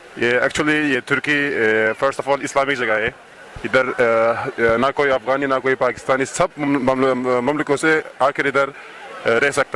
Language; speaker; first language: Hindi; non-native, local second language; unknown